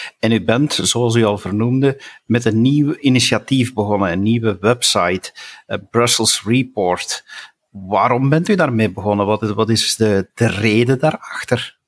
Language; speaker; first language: Dutch; native; Dutch